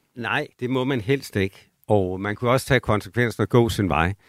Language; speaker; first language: Danish; native; Danish